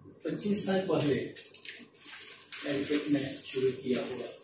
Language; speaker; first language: Hindi; non-native, local second language; Malayalam